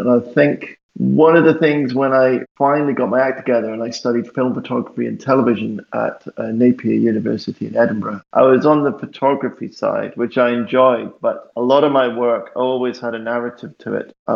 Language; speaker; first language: English; native; English